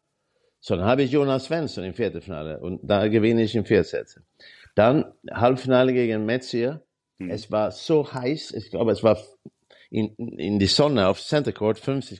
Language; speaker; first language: German; non-native, learner; Swedish